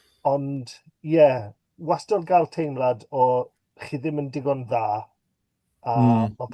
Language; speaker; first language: Welsh; native; Welsh